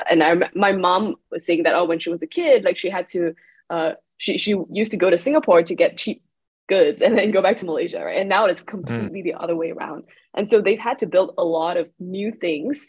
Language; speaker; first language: English; non-native, local second language; Chinese